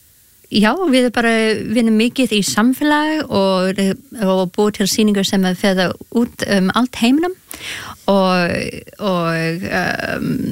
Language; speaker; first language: Icelandic; non-native, learner; English